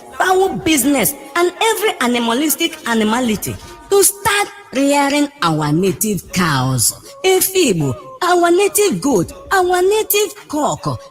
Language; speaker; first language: Nigerian Pidgin; non-native, local second language; Igbo